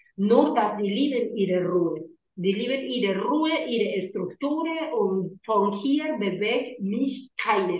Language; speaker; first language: German; non-native, learner; Spanish